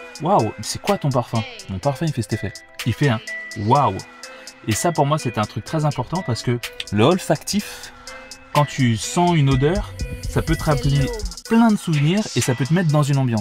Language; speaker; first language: French; native; French